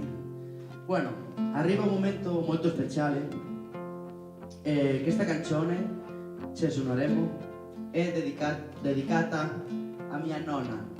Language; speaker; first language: Italian; non-native, learner; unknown